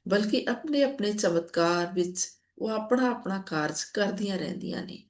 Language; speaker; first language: Hindi; non-native, local second language; Punjabi